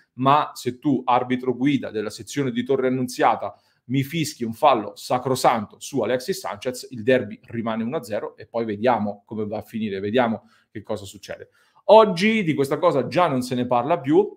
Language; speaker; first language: Italian; native; Italian